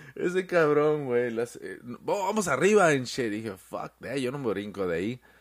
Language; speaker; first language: Spanish; early bilingual, heritage; Spanish